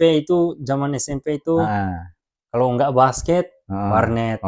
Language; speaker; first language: Indonesian; early bilingual, heritage; Japanese